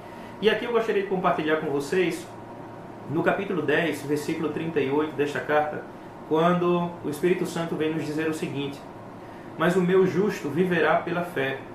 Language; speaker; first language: Portuguese; native; Portuguese